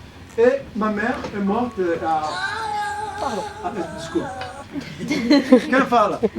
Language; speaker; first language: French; early bilingual, other home language; Arabic